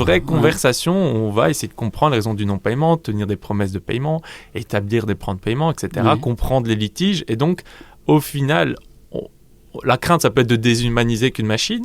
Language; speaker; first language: French; native; French